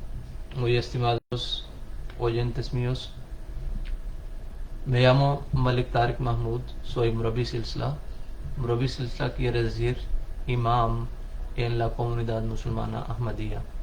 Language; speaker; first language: Spanish; non-native, fluent; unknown